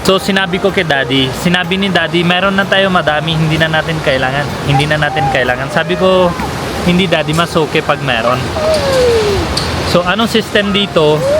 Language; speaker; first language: Filipino; non-native, learner; Punjabi